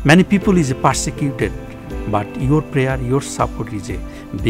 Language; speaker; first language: English; non-native, local second language; Bangla